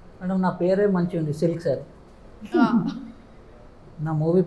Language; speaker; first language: Telugu; non-native, local second language; Kannada